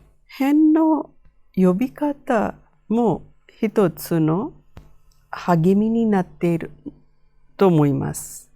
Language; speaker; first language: Japanese; non-native, fluent; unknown